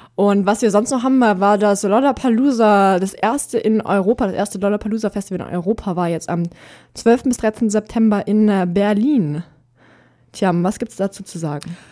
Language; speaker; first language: German; native; German